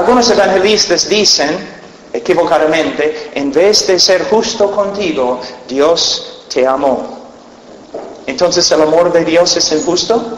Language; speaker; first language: Spanish; non-native, fluent; English